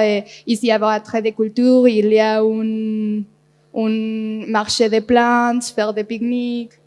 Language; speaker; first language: French; non-native, learner; Spanish